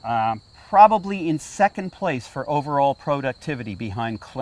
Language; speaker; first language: English; native; English